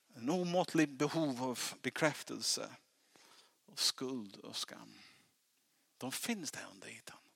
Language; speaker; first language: Swedish; non-native, fluent; English